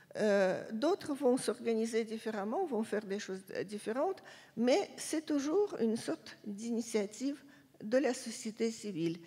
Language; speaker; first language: French; non-native, fluent; Russian